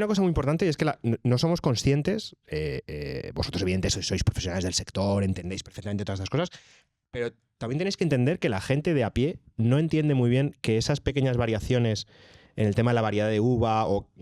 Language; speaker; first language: Spanish; native; Spanish